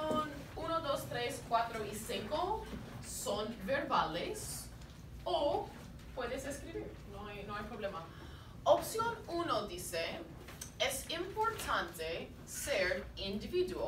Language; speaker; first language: Spanish; non-native, fluent; English